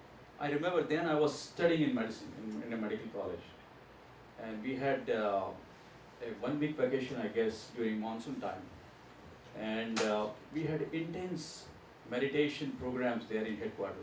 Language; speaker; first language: English; non-native, local second language; Gujarati